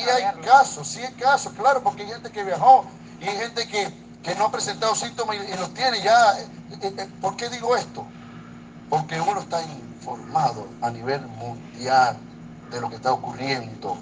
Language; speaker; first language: Spanish; native; Spanish